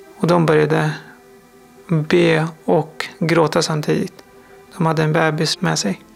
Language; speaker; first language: Swedish; non-native, fluent; Persian